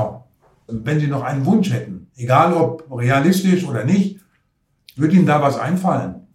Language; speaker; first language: German; native; German